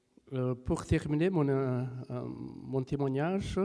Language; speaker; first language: French; non-native, local second language; Malagasy